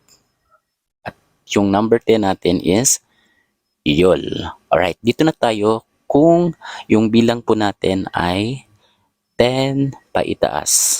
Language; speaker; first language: Filipino; native; Filipino